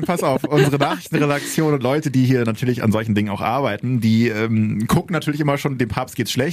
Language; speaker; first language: German; native; German